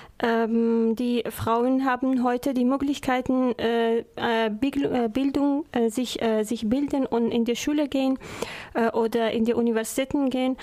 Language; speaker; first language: German; non-native, learner; Persian